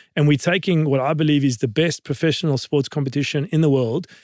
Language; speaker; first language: English; native; English